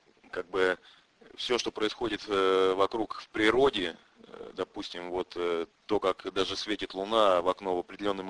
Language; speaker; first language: Russian; native; Russian